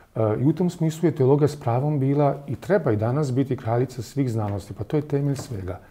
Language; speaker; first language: Croatian; native; Croatian